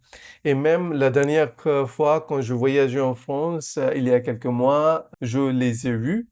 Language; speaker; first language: French; non-native, fluent; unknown